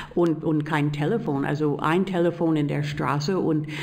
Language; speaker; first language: German; native; German